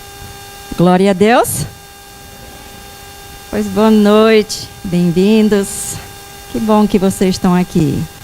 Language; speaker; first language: Portuguese; non-native, fluent; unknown